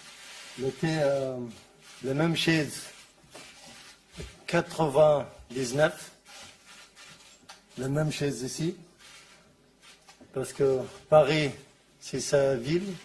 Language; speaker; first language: French; non-native, learner; Arabic